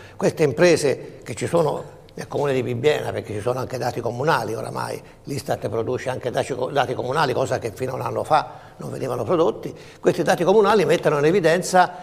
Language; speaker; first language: Italian; native; Italian